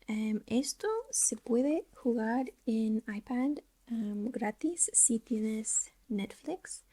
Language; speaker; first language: Spanish; non-native, learner; English